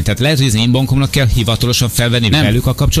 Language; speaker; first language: Hungarian; native; Hungarian